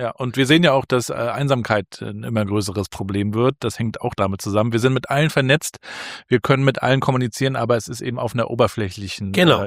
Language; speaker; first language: German; native; German